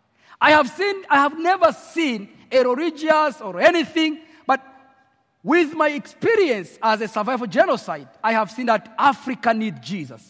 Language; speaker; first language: English; non-native, local second language; Kinyarwanda